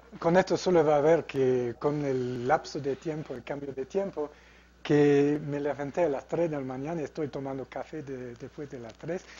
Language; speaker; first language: Spanish; non-native, fluent; English